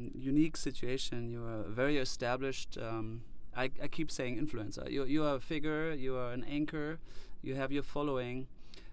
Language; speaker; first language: English; non-native, fluent; German